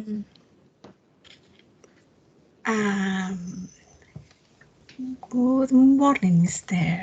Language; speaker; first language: English; non-native, learner; Spanish